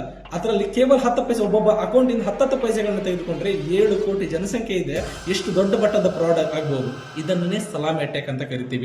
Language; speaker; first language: Kannada; native; Kannada